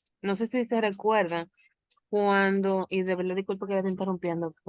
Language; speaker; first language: Spanish; native; Spanish